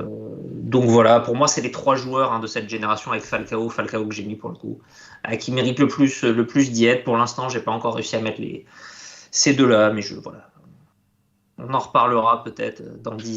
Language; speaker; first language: French; native; French